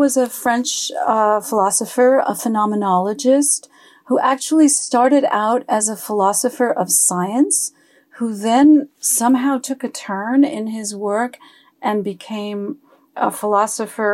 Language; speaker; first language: English; early bilingual, other home language; French